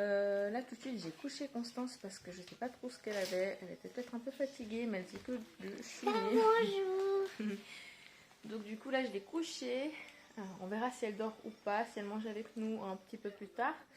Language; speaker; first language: French; native; French